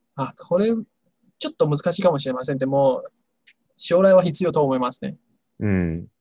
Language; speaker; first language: Japanese; non-native, fluent; Chinese